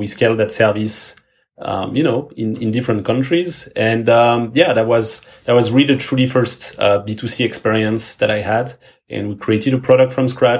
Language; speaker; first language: English; non-native, fluent; French